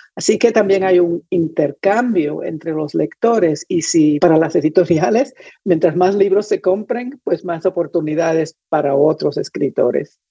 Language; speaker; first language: Spanish; native; Spanish